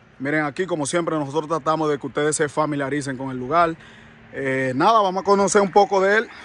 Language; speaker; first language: Spanish; native; Spanish